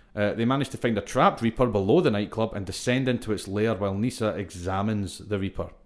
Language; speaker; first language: English; native; English